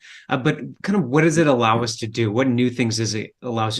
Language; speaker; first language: English; native; English